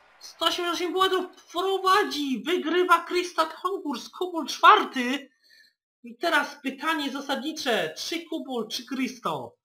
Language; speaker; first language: Polish; native; Polish